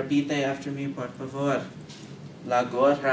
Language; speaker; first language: Spanish; non-native, learner; English